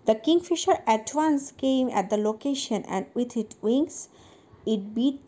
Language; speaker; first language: English; non-native, local second language; Assamese